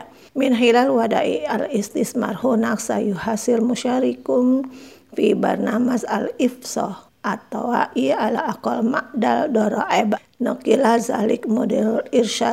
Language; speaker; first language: Arabic; non-native, fluent; Indonesian